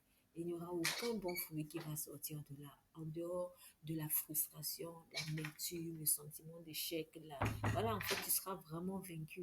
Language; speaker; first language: French; native; French